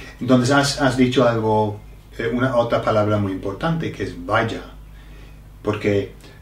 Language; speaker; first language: Spanish; non-native, fluent; English